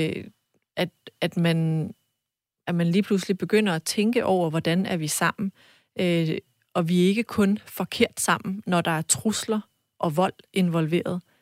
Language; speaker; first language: Danish; early bilingual, other home language; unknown